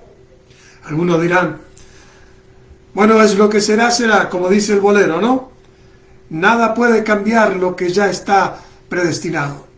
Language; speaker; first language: Spanish; native; Spanish